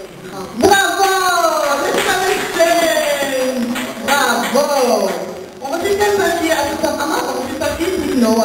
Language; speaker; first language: German; non-native, learner; French